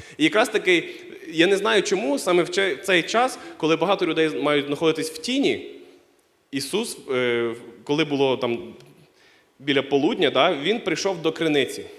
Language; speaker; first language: Ukrainian; non-native, local second language; Russian